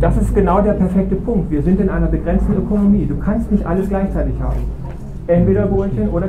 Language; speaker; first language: German; native; German